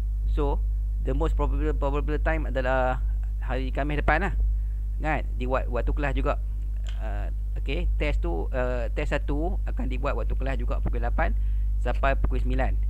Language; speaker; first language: Malay; native; Malay